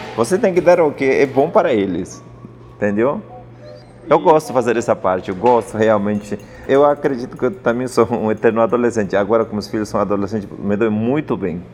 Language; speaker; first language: Portuguese; non-native, fluent; Spanish